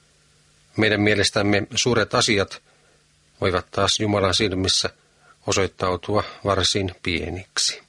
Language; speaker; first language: Finnish; native; Finnish